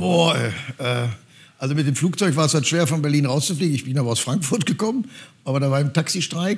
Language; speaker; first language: German; native; German